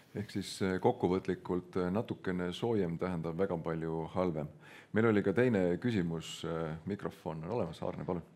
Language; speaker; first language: Estonian; native; Estonian